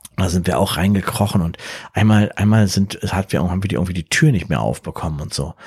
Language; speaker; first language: German; native; German